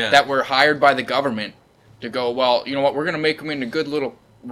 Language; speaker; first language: English; native; English